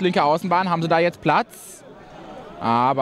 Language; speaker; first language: German; native; German